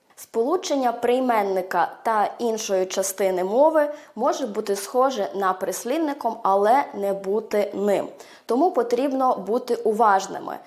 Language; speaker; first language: Ukrainian; early bilingual, heritage; Ukrainian